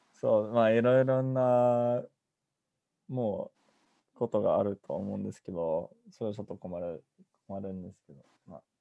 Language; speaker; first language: Japanese; non-native, fluent; English